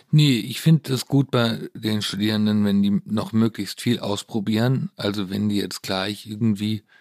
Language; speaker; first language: German; native; German